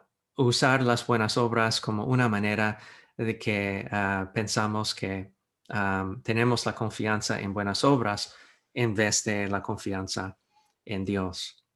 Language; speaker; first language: Spanish; non-native, fluent; English